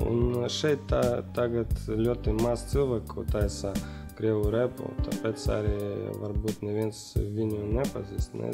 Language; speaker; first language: Latvian; non-native, local second language; Russian